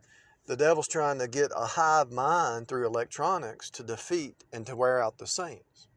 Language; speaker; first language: English; native; English